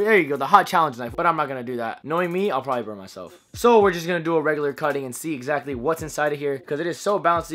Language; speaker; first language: English; native; English